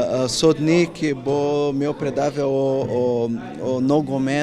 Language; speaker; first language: Slovenian; non-native, fluent; Portuguese